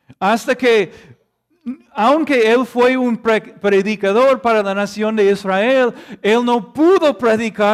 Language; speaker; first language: Spanish; non-native, fluent; English